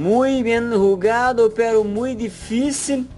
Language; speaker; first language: Portuguese; non-native, learner; Spanish